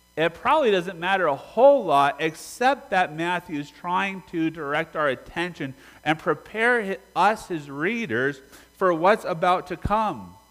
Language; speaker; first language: English; native; English